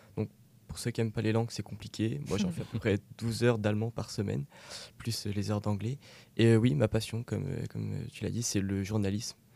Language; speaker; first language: French; native; French